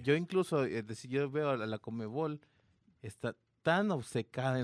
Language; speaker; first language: Spanish; native; Spanish